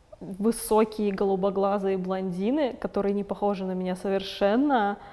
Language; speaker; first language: Russian; native; Russian